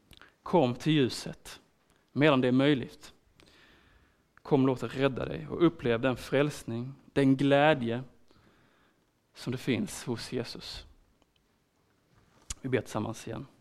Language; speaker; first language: Swedish; native; Swedish